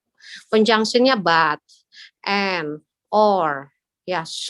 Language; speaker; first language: English; non-native, learner; Indonesian